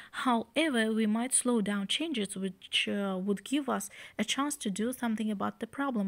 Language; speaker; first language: English; non-native, fluent; Azerbaijani